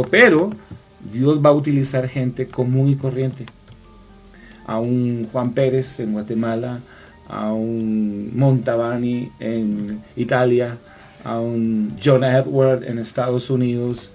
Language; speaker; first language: Spanish; native; Spanish